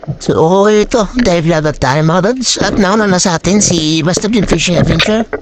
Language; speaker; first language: Filipino; non-native, local second language; Waray